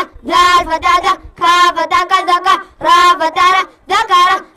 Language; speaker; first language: Arabic; non-native, learner; Somali